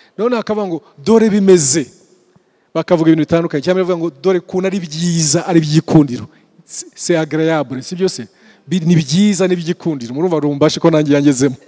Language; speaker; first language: Kinyarwanda; early bilingual, heritage; Kinyarwanda